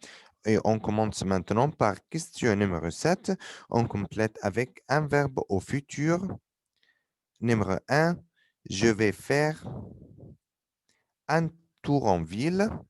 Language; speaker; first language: French; non-native, fluent; Arabic